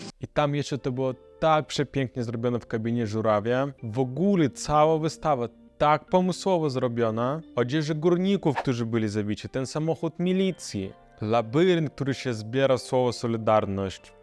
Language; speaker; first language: Polish; non-native, fluent; Russian